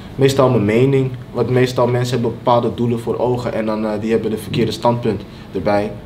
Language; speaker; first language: Dutch; early bilingual, other home language; Papiamento